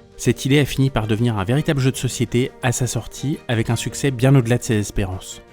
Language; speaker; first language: French; native; French